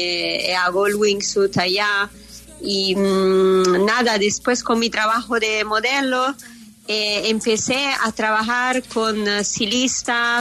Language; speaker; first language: Spanish; non-native, fluent; Italian